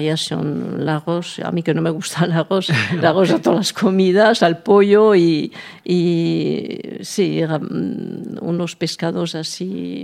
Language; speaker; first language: Spanish; non-native, fluent; French